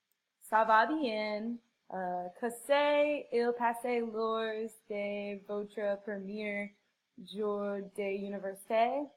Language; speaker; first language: French; non-native, learner; English